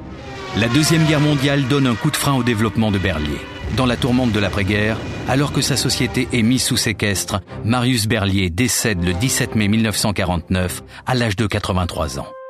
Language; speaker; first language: French; native; French